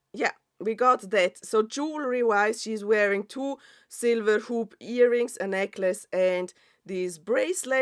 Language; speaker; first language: English; non-native, fluent; German